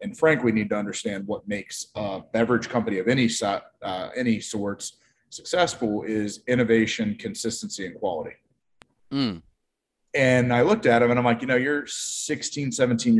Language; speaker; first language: English; native; English